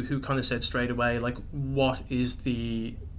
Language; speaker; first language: English; native; English